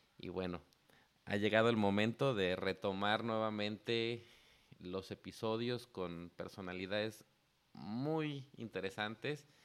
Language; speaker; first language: Spanish; native; Spanish